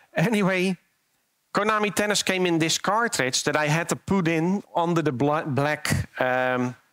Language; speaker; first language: English; non-native, fluent; Dutch